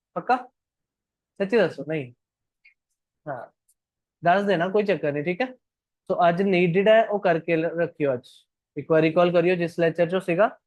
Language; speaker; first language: Hindi; non-native, local second language; Punjabi